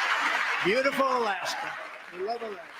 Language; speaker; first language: English; native; English